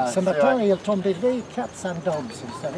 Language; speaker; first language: French; non-native, learner; English